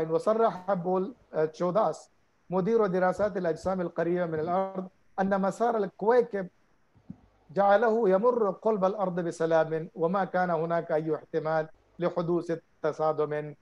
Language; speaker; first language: Arabic; non-native, fluent; Urdu